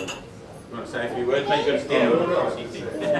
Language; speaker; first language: English; native; English